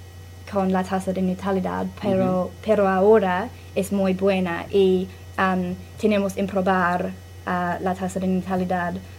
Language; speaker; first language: Spanish; non-native, learner; English